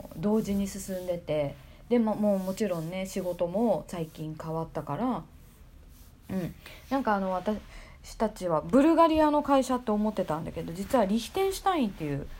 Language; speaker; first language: Japanese; native; Japanese